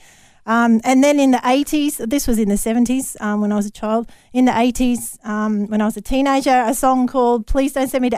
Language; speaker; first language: English; native; English